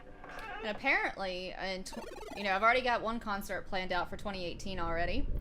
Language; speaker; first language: English; native; English